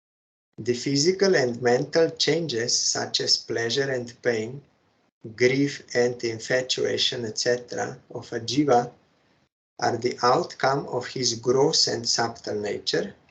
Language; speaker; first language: English; non-native, fluent; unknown